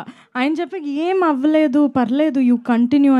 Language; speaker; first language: Telugu; non-native, fluent; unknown